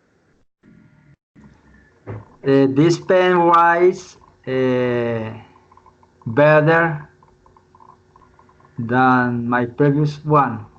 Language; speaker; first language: English; non-native, learner; Spanish